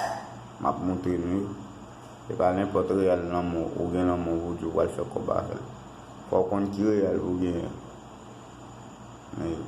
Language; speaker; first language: French; non-native, learner; Haitian Creole